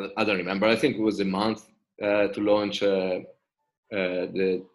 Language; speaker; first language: English; non-native, fluent; Italian